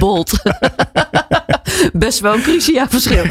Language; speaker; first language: Dutch; native; Dutch